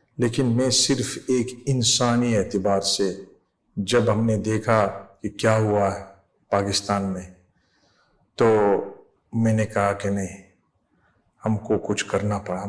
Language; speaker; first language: Urdu; non-native, fluent; English